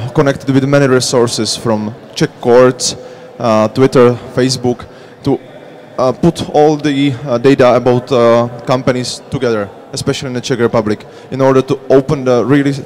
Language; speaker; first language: English; non-native, fluent; Czech